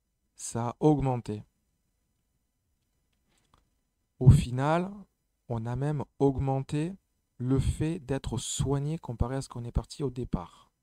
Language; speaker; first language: French; native; French